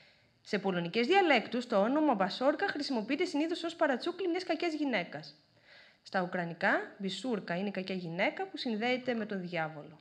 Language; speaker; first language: Greek; native; Greek